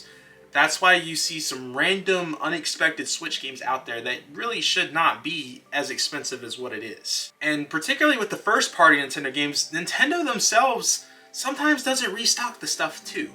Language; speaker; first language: English; native; English